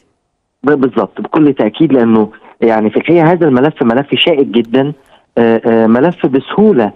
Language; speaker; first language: Arabic; native; Arabic